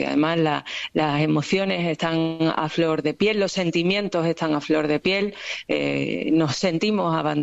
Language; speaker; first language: Spanish; native; Spanish